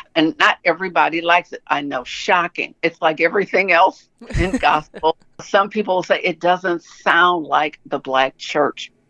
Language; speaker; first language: English; native; English